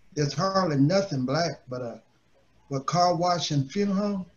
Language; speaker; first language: English; native; English